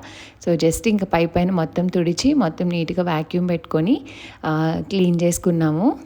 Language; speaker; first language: Telugu; native; Telugu